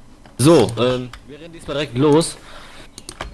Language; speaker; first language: German; native; German